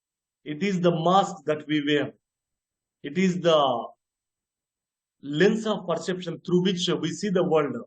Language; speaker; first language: English; non-native, local second language; Telugu